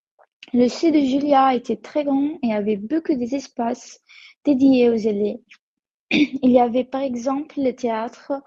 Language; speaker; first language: French; non-native, learner; Italian